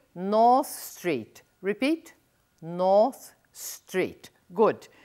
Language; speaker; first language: English; non-native, fluent; Portuguese